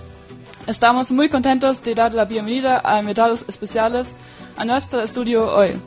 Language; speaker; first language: Spanish; non-native, fluent; German